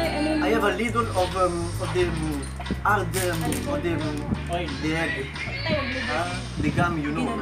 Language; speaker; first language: English; non-native, learner; Italian